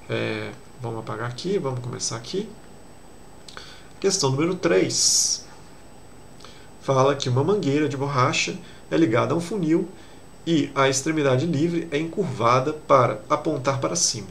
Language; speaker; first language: Portuguese; native; Portuguese